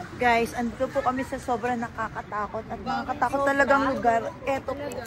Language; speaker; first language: Filipino; non-native, local second language; Iloko